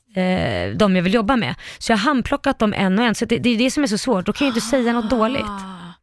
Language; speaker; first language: Swedish; early bilingual, other home language; Arabic